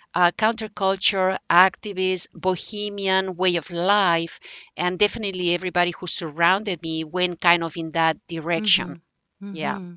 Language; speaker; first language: English; non-native, fluent; Spanish